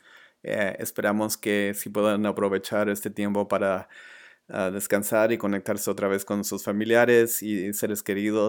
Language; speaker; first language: Spanish; early bilingual, other home language; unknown